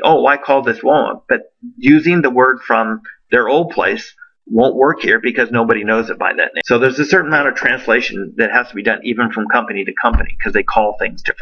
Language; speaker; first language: English; native; English